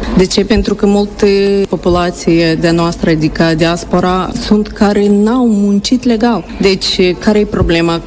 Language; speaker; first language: Romanian; native; Romanian